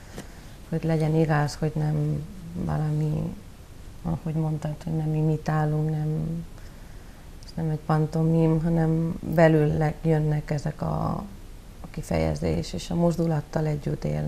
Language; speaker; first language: Hungarian; non-native, learner; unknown